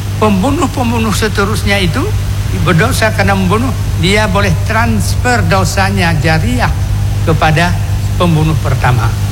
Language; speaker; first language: Indonesian; non-native, local second language; Achinese